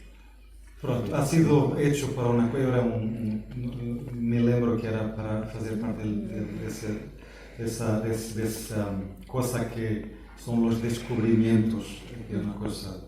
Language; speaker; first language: Spanish; non-native, fluent; Portuguese